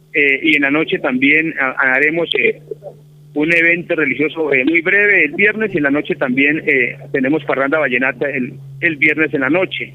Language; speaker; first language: Spanish; native; Spanish